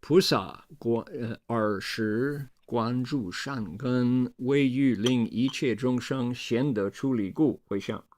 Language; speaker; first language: Chinese; non-native, fluent; English